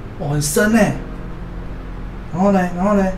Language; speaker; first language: Chinese; native; Chinese